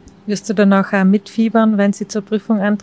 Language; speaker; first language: German; native; German